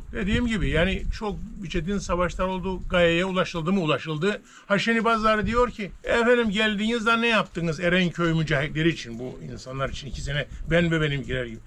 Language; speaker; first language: Turkish; native; Turkish